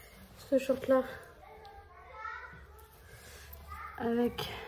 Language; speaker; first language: French; native; French